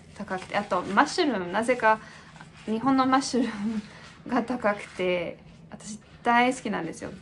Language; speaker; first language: Japanese; non-native, fluent; English